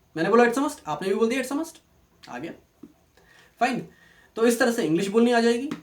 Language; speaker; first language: Hindi; native; Hindi